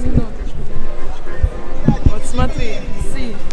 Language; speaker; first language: Russian; non-native, local second language; Chechen